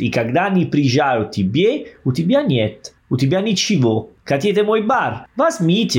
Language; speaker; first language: Russian; non-native, fluent; Italian